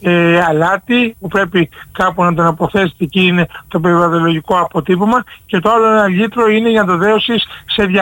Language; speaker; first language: Greek; native; Greek